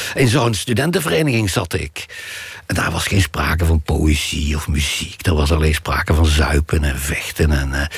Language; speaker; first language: Dutch; native; Dutch